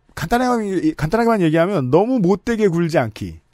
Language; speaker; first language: Korean; native; Korean